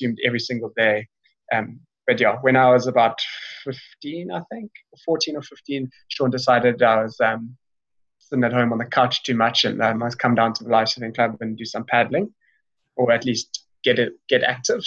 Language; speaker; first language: English; native; English